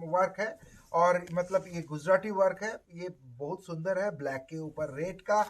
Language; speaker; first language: Hindi; non-native, local second language; Bangla